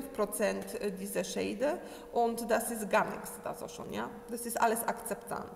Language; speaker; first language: German; non-native, learner; Polish